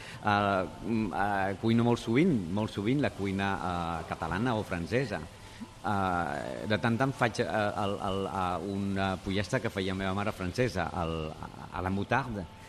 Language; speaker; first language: Catalan; non-native, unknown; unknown